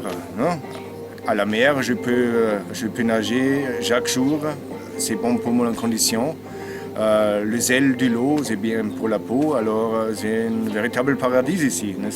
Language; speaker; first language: French; non-native, learner; German